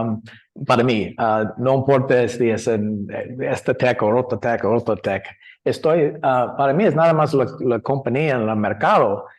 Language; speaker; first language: Spanish; non-native, learner; English